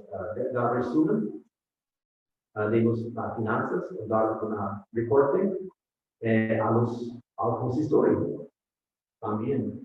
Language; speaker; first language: Spanish; non-native, fluent; English